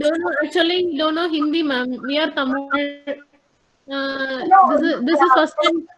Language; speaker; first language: English; non-native, local second language; Tamil